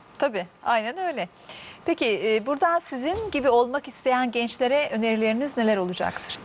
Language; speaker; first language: Turkish; native; Turkish